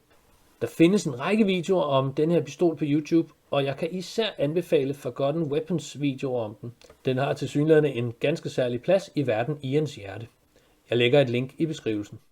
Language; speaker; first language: Danish; native; Danish